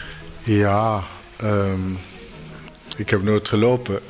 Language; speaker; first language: Dutch; non-native, fluent; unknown